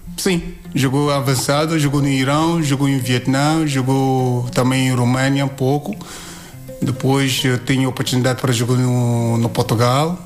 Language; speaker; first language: Portuguese; non-native, learner; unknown